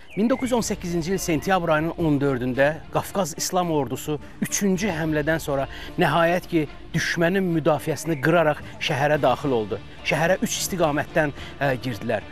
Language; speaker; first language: Azerbaijani; native; Azerbaijani